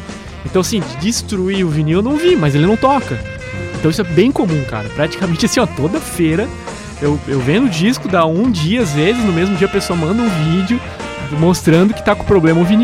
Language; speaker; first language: Portuguese; native; Portuguese